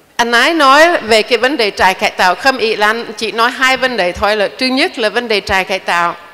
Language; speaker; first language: Vietnamese; non-native, fluent; English